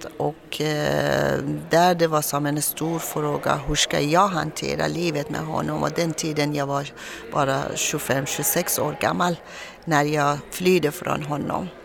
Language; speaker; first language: Swedish; non-native, fluent; Persian